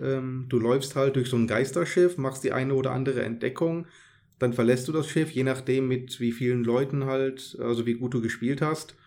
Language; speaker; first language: German; native; German